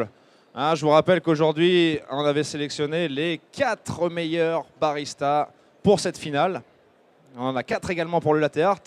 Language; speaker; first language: French; native; French